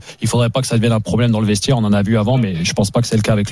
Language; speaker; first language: French; native; French